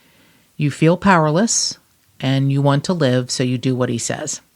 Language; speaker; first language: English; native; English